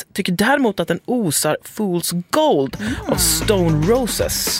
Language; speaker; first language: Swedish; native; Swedish